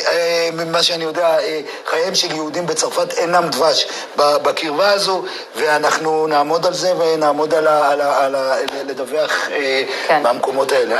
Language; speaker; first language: Hebrew; native; Hebrew